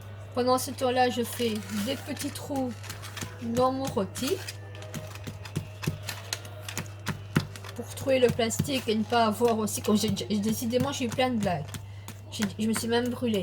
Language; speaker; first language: French; native; French